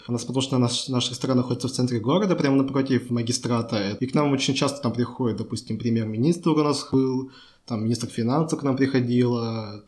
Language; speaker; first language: Russian; native; Russian